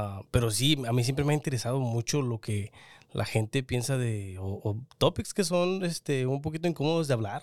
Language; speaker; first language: Spanish; early bilingual, heritage; Spanish